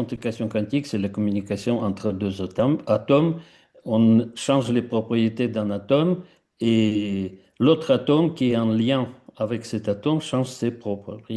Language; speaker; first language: French; non-native, fluent; Russian